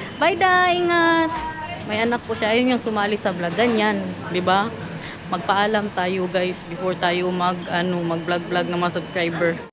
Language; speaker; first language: Filipino; non-native, local second language; Cebuano